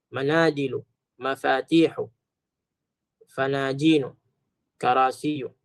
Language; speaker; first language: Arabic; non-native, fluent; Filipino